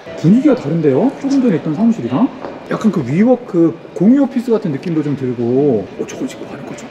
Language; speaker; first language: Korean; native; Korean